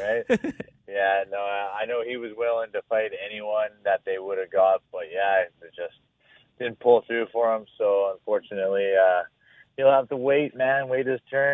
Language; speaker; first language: English; native; English